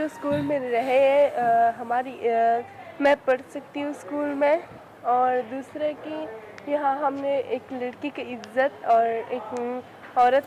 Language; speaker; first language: Hindi; non-native, learner; Pashto